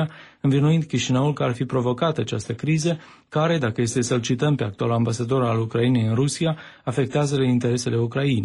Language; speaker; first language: Romanian; native; Romanian